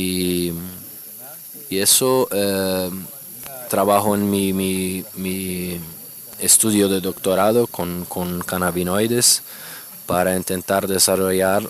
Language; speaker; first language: Spanish; non-native, fluent; Portuguese